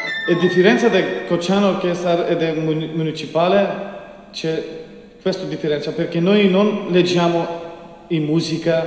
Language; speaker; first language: Italian; non-native, learner; Macedonian